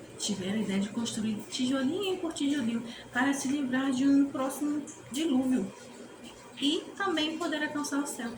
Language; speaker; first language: Portuguese; native; Portuguese